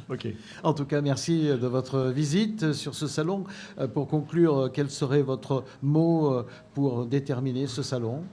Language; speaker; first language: French; native; French